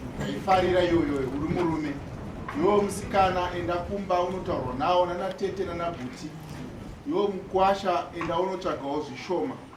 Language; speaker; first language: Shona; native; Shona